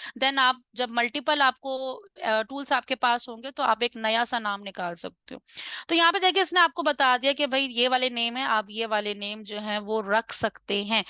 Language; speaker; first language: Urdu; non-native, local second language; Punjabi